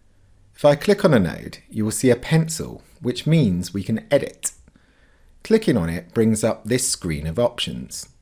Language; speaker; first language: English; native; English